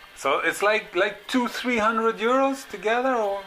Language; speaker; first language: English; non-native, fluent; Dutch